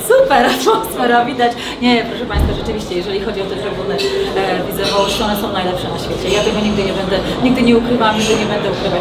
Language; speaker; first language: Polish; native; Polish